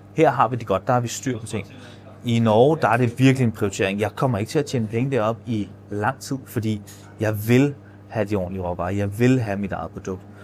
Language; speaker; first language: Danish; native; Danish